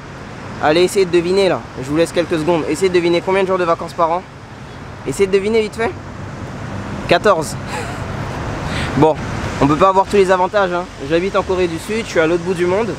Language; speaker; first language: French; native; French